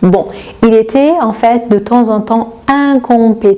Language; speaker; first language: French; non-native, fluent; Persian